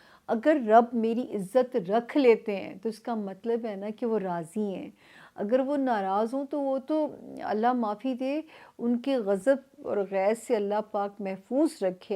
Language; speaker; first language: Urdu; native; Urdu